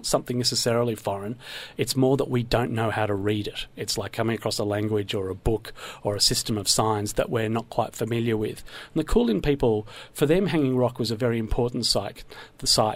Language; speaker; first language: English; native; English